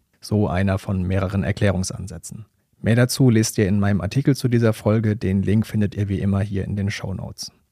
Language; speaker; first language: German; native; German